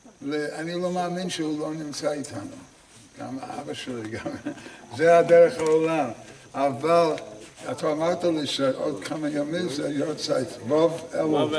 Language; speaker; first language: Hebrew; non-native, fluent; English